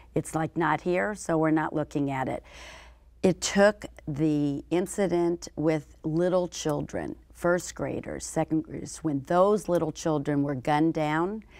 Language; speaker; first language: English; native; English